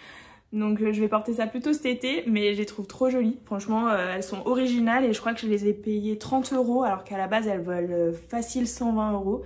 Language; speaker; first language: French; native; French